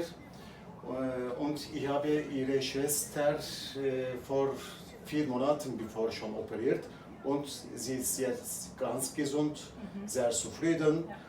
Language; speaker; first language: German; non-native, learner; Turkish